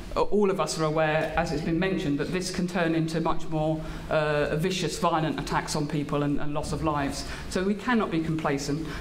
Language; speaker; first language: English; native; English